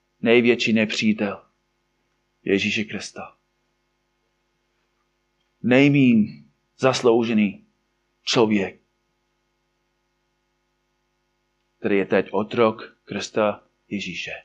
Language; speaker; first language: Czech; non-native, fluent; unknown